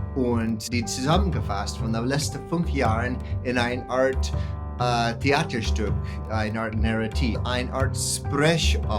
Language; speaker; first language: German; non-native, fluent; English